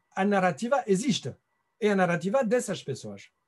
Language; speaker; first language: Portuguese; non-native, fluent; French